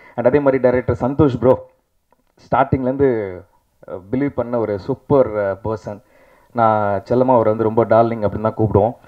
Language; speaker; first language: Tamil; native; Tamil